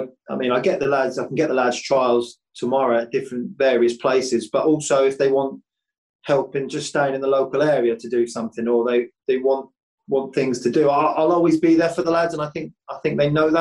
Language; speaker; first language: English; native; English